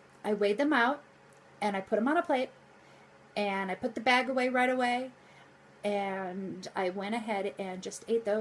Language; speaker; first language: English; native; English